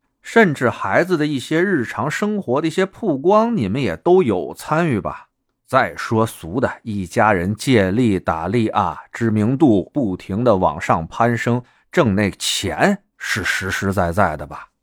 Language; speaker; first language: Chinese; native; Chinese